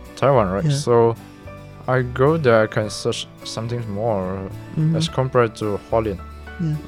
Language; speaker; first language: English; non-native, local second language; Min Nan Chinese